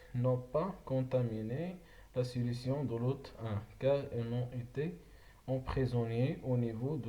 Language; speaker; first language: French; non-native, local second language; Arabic